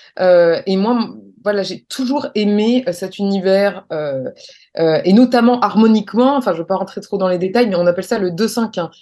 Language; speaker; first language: French; native; French